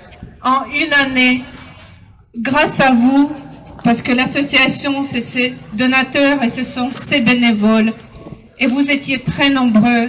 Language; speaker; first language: French; non-native, fluent; Ukrainian